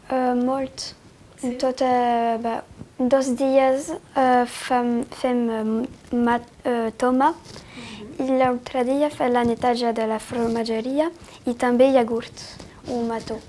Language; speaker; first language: Catalan; non-native, learner; French